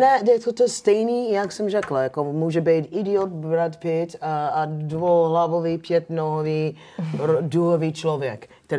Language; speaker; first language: Czech; non-native, fluent; English